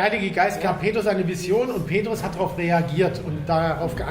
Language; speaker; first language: German; native; German